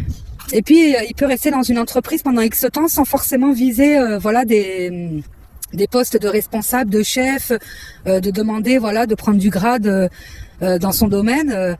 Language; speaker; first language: French; native; French